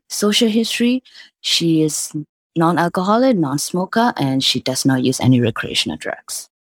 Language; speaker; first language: English; non-native, fluent; Burmese